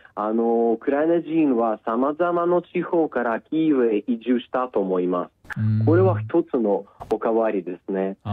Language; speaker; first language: Japanese; non-native, fluent; Ukrainian